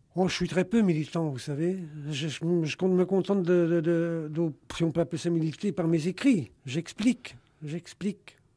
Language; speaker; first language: French; native; French